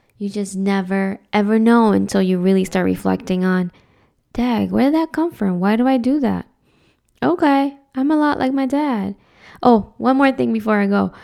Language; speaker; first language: English; early bilingual, other home language; Spanish